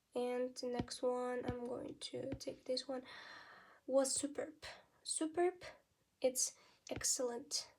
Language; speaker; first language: English; non-native, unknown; Kazakh